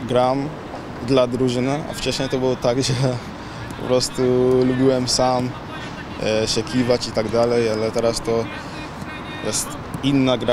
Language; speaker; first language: Polish; non-native, fluent; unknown